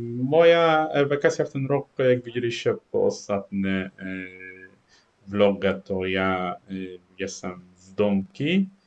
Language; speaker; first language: Polish; non-native, learner; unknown